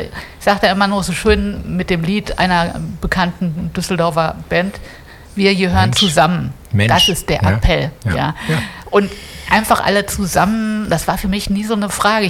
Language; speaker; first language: German; native; German